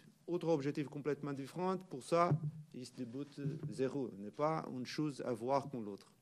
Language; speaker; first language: French; non-native, learner; Portuguese